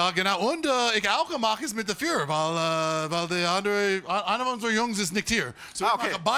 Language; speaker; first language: German; non-native, learner; English